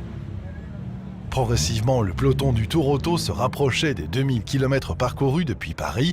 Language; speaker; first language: French; native; French